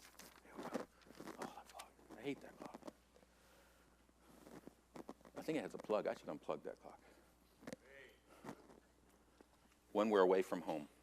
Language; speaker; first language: English; native; English